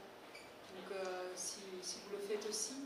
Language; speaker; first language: French; non-native, fluent; Czech